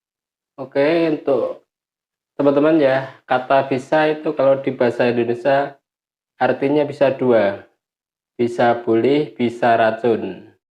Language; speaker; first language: Indonesian; non-native, local second language; Javanese